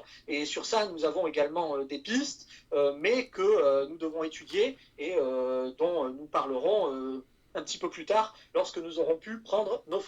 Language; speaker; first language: French; native; French